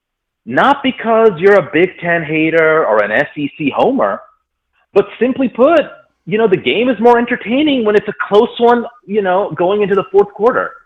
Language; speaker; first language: English; native; English